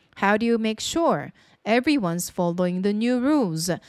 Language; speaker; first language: English; non-native, fluent; Korean